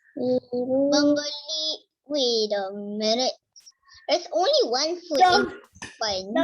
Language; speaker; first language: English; non-native, local second language; Malay